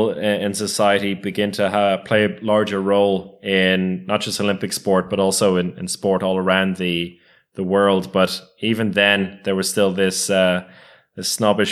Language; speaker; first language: English; native; English